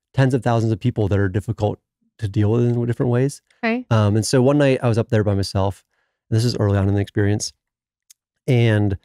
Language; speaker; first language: English; native; English